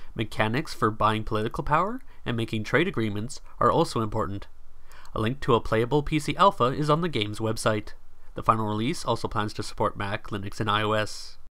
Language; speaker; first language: English; native; English